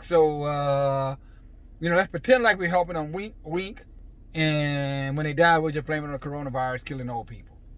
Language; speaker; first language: English; native; English